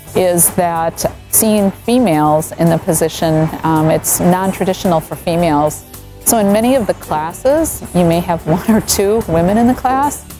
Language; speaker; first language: English; native; English